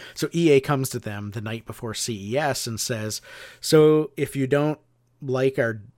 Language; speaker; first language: English; native; English